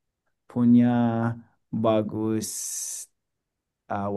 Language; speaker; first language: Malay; non-native, learner; English